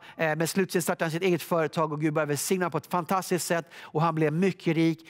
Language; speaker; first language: Swedish; native; Swedish